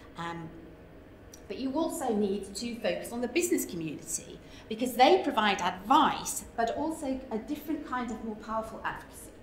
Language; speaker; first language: English; native; English